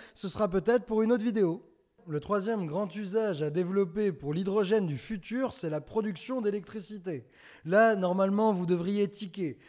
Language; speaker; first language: French; native; French